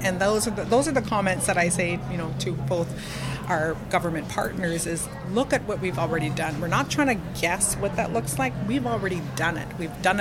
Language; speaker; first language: English; native; English